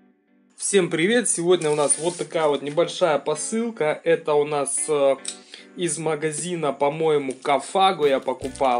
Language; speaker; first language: Russian; native; Russian